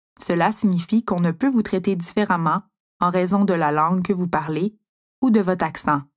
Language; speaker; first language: French; native; French